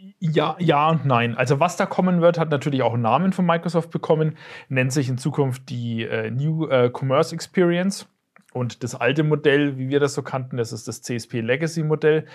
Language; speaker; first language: German; native; German